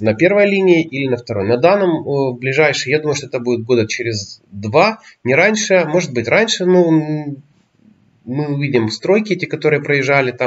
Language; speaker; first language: Russian; native; Russian